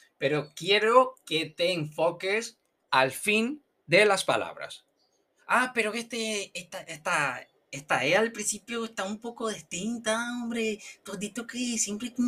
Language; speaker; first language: Spanish; non-native, fluent; Portuguese